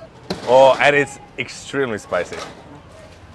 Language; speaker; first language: English; non-native, fluent; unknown